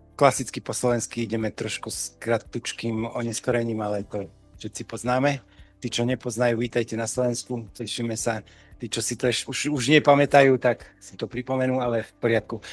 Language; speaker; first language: Slovak; native; Slovak